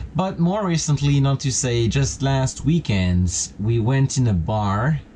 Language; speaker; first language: English; non-native, fluent; French